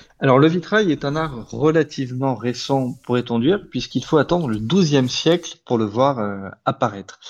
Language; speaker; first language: French; native; French